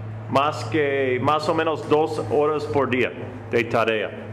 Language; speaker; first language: Spanish; non-native, learner; English